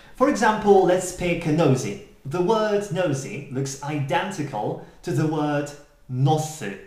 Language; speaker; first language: English; non-native, fluent; Polish